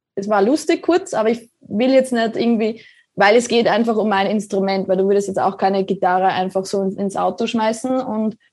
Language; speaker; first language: German; native; German